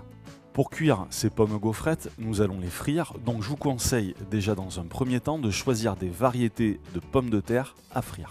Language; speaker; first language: French; native; French